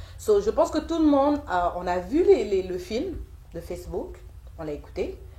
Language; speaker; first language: French; native; French